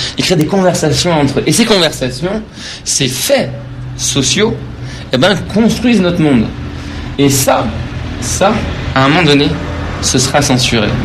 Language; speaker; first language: French; non-native, fluent; Persian